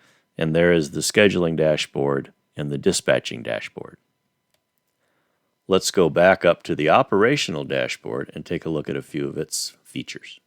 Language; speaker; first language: English; native; English